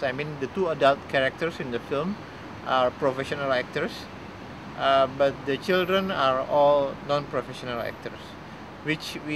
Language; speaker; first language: English; non-native, fluent; Indonesian